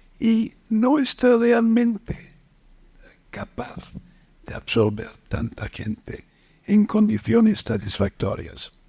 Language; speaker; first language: Spanish; non-native, fluent; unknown